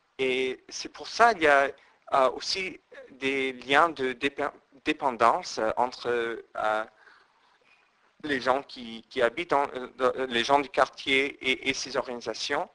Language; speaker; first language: French; non-native, fluent; English